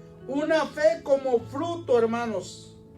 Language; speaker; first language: Spanish; native; Spanish